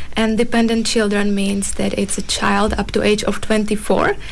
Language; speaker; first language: English; non-native, fluent; Slovak